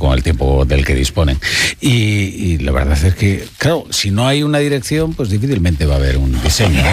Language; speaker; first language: Spanish; native; Spanish